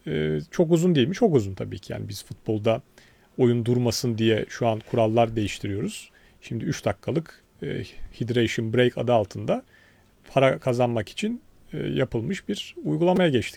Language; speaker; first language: Turkish; native; Turkish